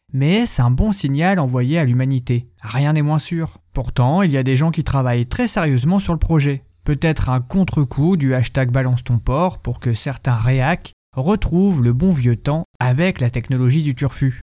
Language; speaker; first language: French; native; French